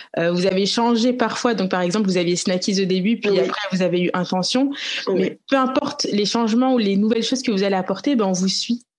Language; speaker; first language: French; native; French